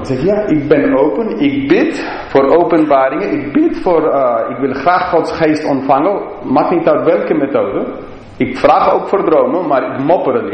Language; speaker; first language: Dutch; non-native, fluent; English